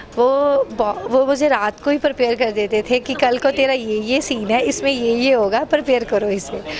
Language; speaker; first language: Hindi; native; Hindi